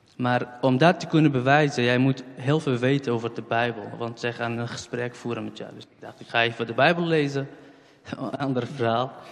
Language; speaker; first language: Dutch; non-native, fluent; Central Kurdish